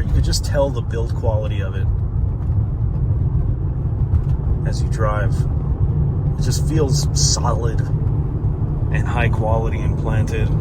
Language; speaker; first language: English; native; English